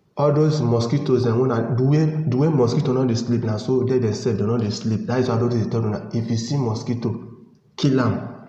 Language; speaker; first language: Nigerian Pidgin; native; Nigerian Pidgin